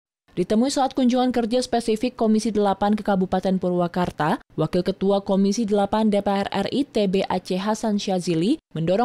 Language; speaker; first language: Indonesian; native; Indonesian